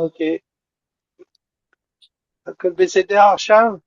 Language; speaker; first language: Hebrew; non-native, learner; French